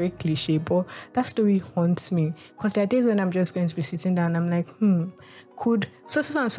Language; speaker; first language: English; non-native, local second language; Yoruba